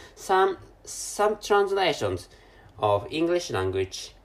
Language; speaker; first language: English; non-native, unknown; Japanese